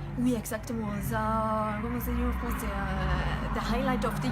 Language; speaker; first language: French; non-native, learner; German